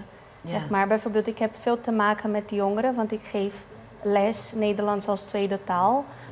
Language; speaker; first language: Dutch; non-native, fluent; Portuguese